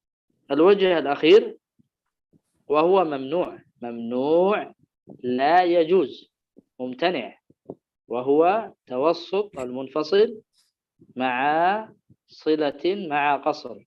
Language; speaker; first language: Arabic; native; Arabic